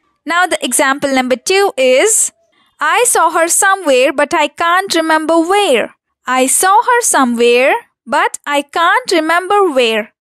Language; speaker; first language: English; non-native, local second language; Telugu